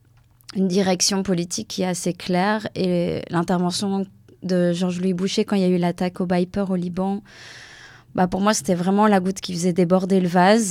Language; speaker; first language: French; native; French